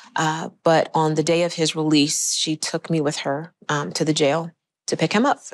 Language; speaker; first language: English; native; English